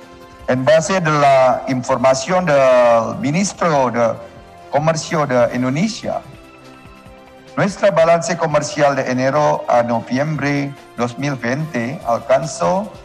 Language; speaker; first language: Spanish; non-native, learner; Indonesian